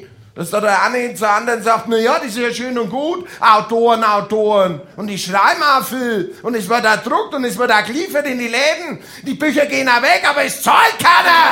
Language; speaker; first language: German; native; German